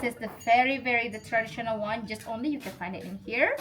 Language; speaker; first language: English; non-native, fluent; Indonesian